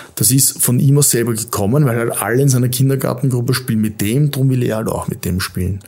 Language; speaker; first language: German; native; German